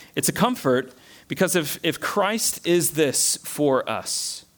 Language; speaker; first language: English; native; English